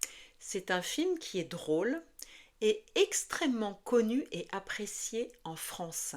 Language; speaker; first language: French; native; French